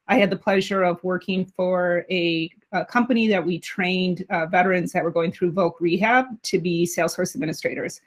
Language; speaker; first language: English; native; English